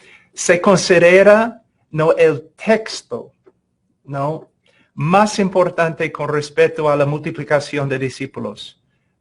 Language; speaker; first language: Spanish; non-native, fluent; English